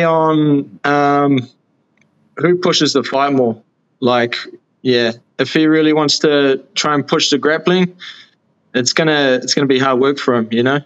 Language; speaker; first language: English; native; English